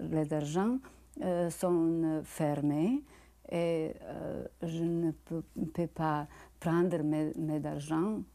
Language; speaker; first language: French; non-native, learner; Bosnian